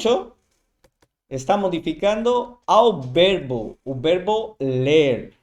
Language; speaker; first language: Portuguese; non-native, fluent; Spanish